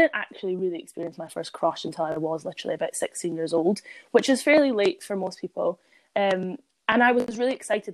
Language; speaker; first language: English; native; English